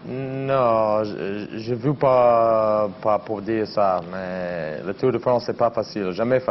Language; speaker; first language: French; non-native, learner; English